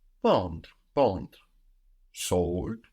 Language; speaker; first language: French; non-native, fluent; English